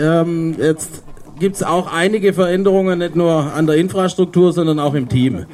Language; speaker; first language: German; native; German